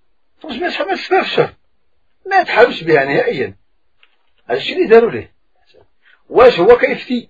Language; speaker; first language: Arabic; native; Arabic